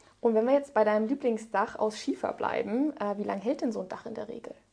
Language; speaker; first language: German; native; German